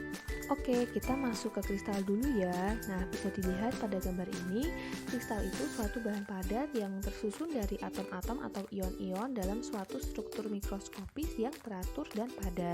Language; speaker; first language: Indonesian; native; Indonesian